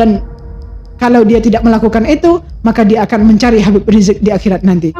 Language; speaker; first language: Indonesian; native; Indonesian